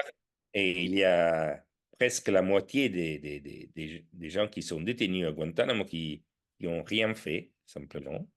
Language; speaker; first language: French; non-native, fluent; Italian